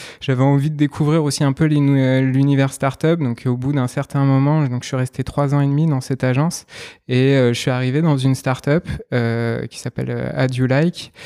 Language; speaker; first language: French; native; French